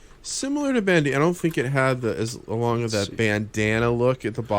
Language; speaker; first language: English; native; English